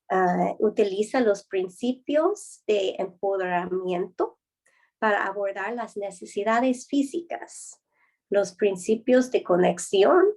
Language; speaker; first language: Spanish; non-native, fluent; English